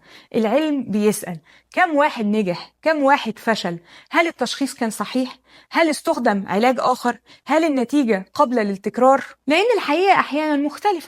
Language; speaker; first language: Arabic; native; Arabic